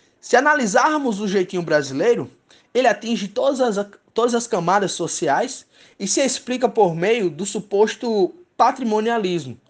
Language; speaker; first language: Portuguese; native; Portuguese